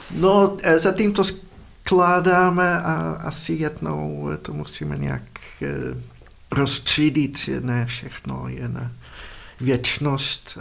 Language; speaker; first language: Czech; non-native, fluent; Dutch